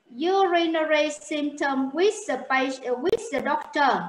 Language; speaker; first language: English; non-native, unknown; Vietnamese